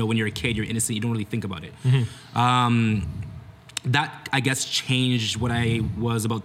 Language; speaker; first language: English; native; English